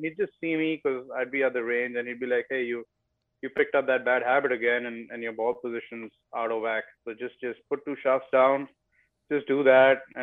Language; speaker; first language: English; non-native, local second language; Bangla